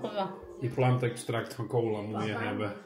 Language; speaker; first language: Dutch; native; Dutch